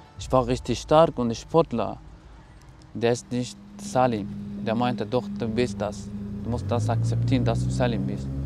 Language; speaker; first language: German; non-native, learner; Persian